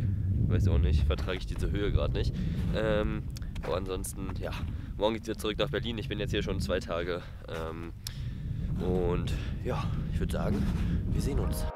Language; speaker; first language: German; native; German